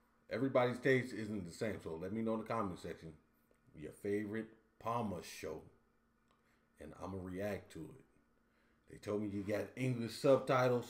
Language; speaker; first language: English; native; English